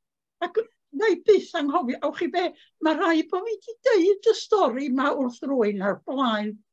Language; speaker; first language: Welsh; native; Welsh